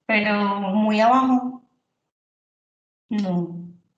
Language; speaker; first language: Spanish; native; Spanish